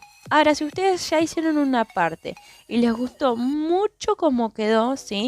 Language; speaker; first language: Spanish; native; Spanish